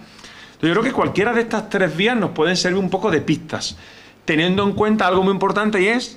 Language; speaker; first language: Spanish; native; Spanish